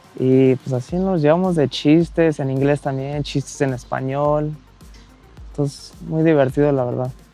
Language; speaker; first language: Spanish; early bilingual, heritage; Spanish